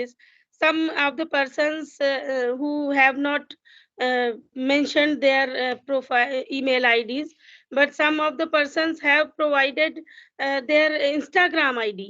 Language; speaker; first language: English; non-native, local second language; Hindi